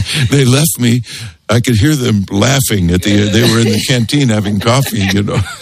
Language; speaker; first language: English; native; English